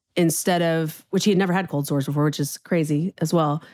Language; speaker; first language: English; native; English